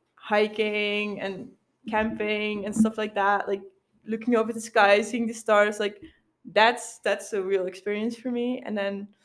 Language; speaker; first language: English; non-native, fluent; Dutch